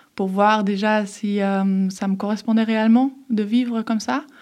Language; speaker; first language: French; early bilingual, other home language; German